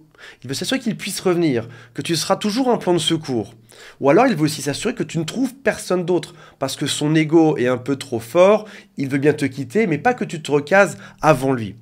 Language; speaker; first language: French; native; French